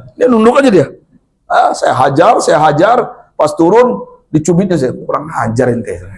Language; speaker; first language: Indonesian; non-native, local second language; Minangkabau